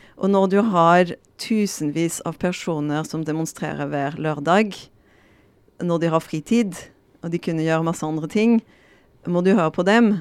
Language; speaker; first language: Norwegian; non-native, fluent; French